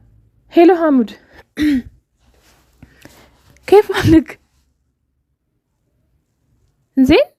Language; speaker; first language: Arabic; non-native, learner; Amharic